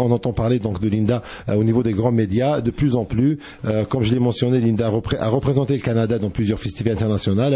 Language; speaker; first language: French; non-native, local second language; Arabic